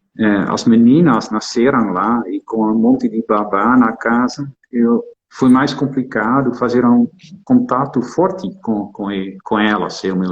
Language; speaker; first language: Portuguese; non-native, fluent; Dutch